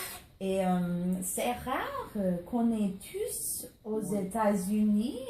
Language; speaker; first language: French; non-native, learner; English